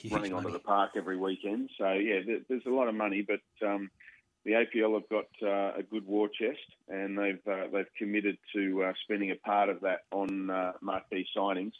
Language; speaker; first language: English; native; English